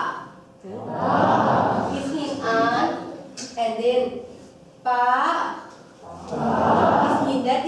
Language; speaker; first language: English; non-native, local second language; Thai